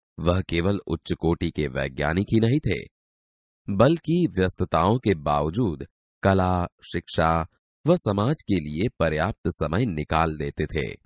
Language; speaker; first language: Hindi; non-native, local second language; Gujarati